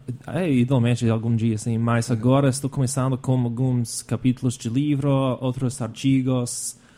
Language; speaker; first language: Portuguese; non-native, fluent; English